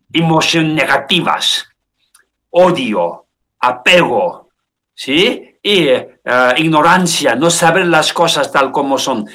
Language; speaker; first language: Spanish; non-native, learner; Tibetan